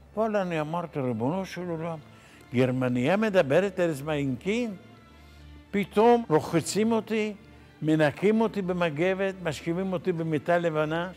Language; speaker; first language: Hebrew; non-native, fluent; Ladino